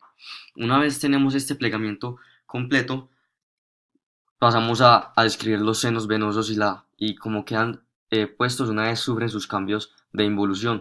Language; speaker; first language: Spanish; native; Spanish